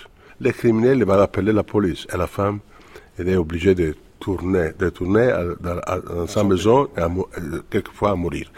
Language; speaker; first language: French; non-native, fluent; Italian